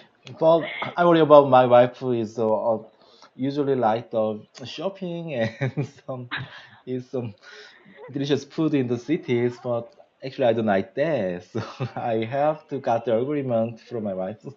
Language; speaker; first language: English; non-native, learner; Korean